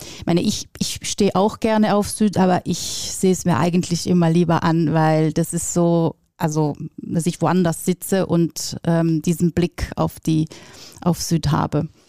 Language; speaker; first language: German; non-native, fluent; Italian